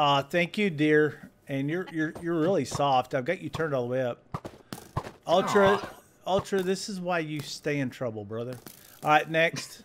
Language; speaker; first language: English; native; English